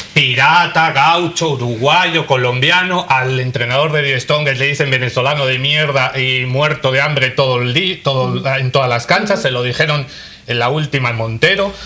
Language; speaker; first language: Spanish; native; Spanish